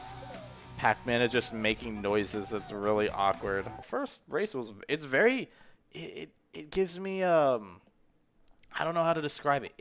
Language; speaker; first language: English; native; English